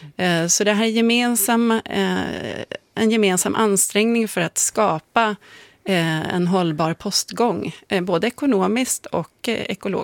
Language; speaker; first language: Swedish; native; Swedish